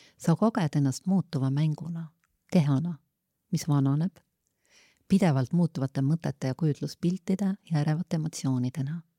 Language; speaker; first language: Estonian; native; Estonian